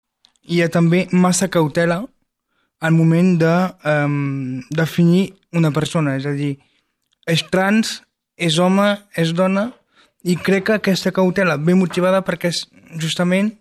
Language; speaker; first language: Catalan; non-native, fluent; French